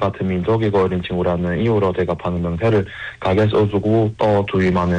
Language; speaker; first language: Korean; early bilingual, heritage; Korean